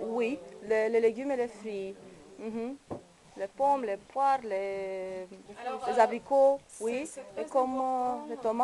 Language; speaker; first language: French; non-native, learner; Romanian